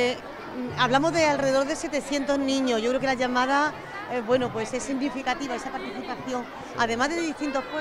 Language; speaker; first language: Spanish; native; Spanish